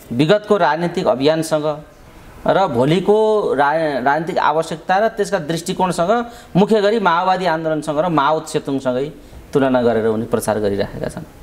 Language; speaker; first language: Nepali; native; Nepali